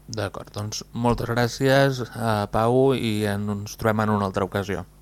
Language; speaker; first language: Catalan; native; Catalan